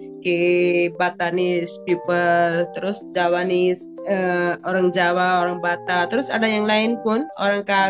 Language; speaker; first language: Indonesian; non-native, fluent; Punjabi